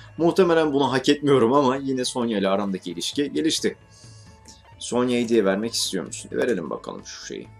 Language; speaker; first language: Turkish; native; Turkish